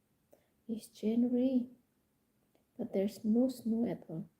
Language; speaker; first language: English; non-native, fluent; Indonesian